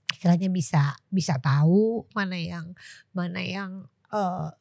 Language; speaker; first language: Indonesian; native; Indonesian